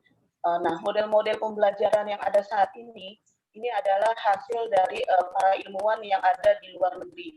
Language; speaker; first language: Indonesian; native; Indonesian